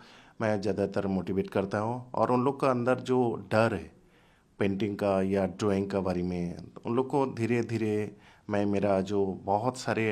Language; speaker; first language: Hindi; non-native, local second language; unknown